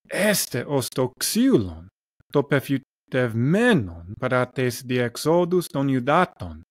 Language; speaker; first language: Greek; non-native, learner; English